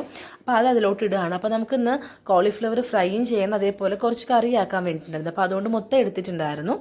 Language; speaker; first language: Malayalam; native; Malayalam